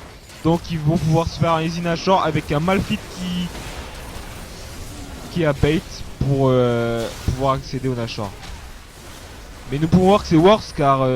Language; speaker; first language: French; native; French